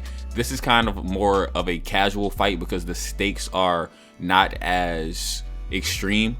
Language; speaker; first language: English; native; English